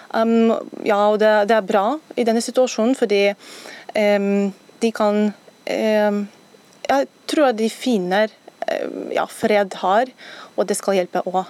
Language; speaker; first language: Norwegian; non-native, fluent; Ukrainian